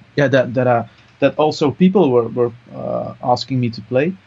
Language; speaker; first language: English; non-native, fluent; Dutch